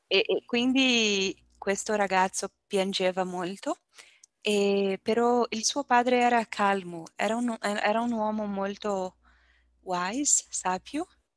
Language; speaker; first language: Italian; non-native, learner; Portuguese